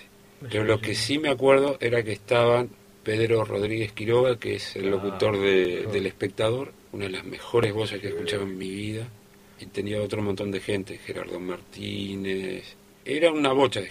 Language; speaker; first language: Spanish; native; Spanish